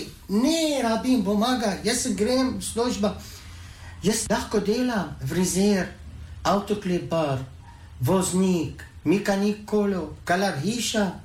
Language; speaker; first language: Slovenian; non-native, learner; Arabic